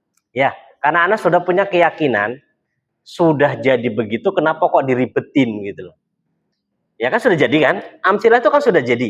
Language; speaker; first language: Indonesian; native; Indonesian